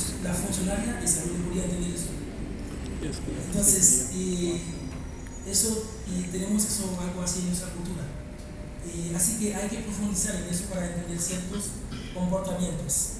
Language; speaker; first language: Spanish; non-native, fluent; Haitian Creole